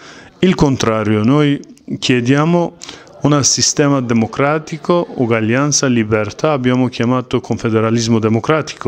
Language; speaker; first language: Italian; non-native, learner; Kurdish